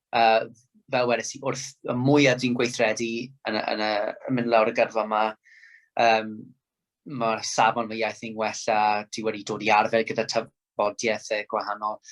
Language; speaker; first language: Welsh; non-native, local second language; English